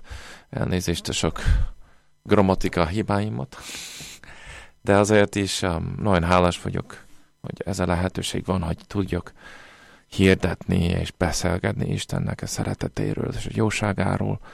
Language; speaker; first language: Hungarian; non-native, fluent; English